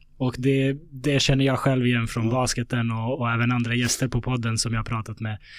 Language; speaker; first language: Swedish; early bilingual, other home language; Bosnian